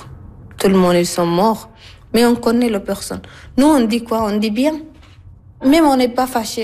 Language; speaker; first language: French; non-native, learner; Arabic